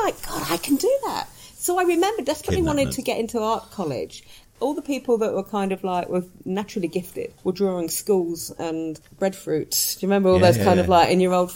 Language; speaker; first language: English; native; English